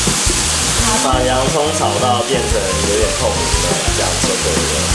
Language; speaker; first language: Chinese; native; Chinese